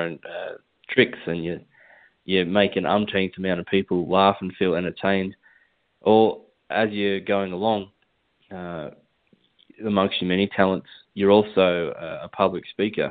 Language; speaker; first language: English; native; English